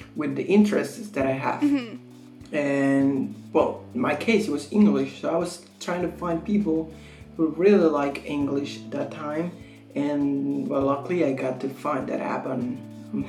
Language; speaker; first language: English; non-native, fluent; Spanish